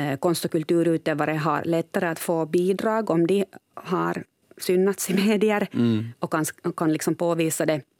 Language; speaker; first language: Swedish; native; Swedish